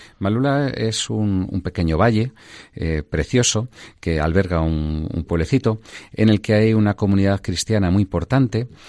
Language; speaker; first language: Spanish; native; Spanish